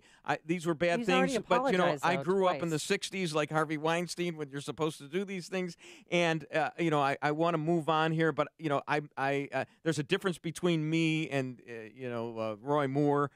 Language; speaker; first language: English; native; English